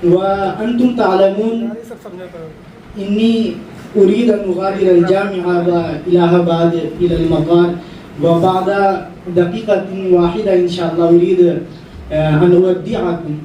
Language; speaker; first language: Arabic; non-native, fluent; Urdu